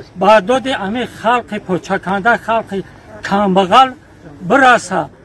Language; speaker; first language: Tajik; native; Tajik